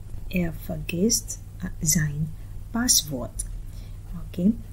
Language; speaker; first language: German; non-native, fluent; Filipino